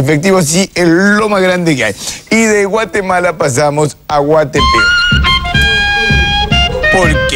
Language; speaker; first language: Spanish; native; Spanish